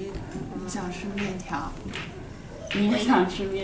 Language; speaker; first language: Chinese; non-native, learner; English